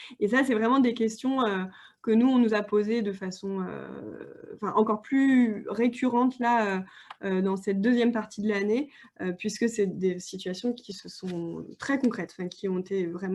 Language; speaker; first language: French; native; French